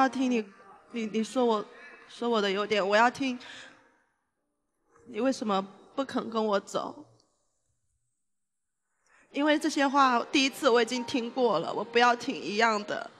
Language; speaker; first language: Chinese; non-native, fluent; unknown